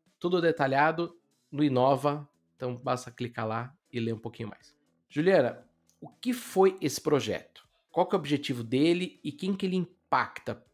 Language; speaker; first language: Portuguese; native; Portuguese